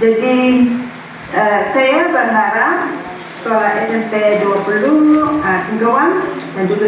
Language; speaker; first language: Indonesian; non-native, fluent; English